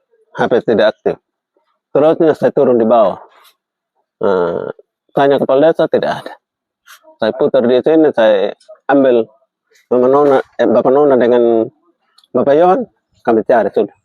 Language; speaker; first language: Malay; non-native, local second language; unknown